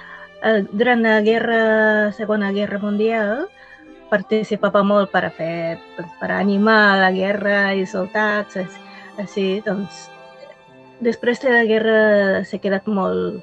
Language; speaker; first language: Catalan; non-native, fluent; Japanese